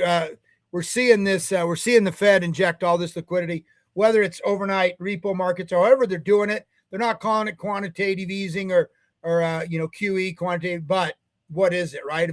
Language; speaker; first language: English; native; English